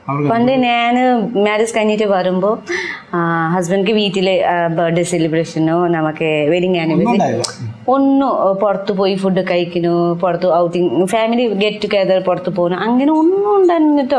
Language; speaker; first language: Malayalam; non-native, learner; Nepali